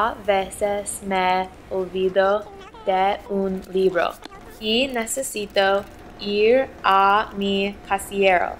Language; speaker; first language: Spanish; non-native, learner; English